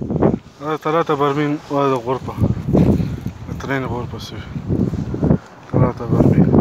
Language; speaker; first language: Arabic; non-native, learner; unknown